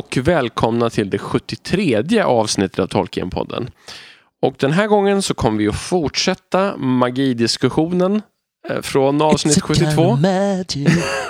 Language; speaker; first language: Swedish; native; Swedish